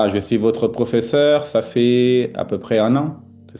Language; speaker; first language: French; non-native, fluent; Portuguese